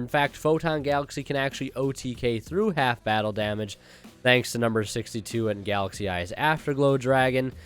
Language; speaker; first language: English; native; English